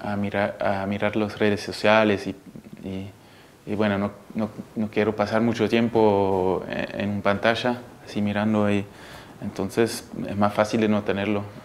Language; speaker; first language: Spanish; early bilingual, heritage; Spanish